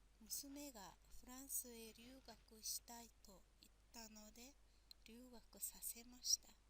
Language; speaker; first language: Japanese; non-native, fluent; Mongolian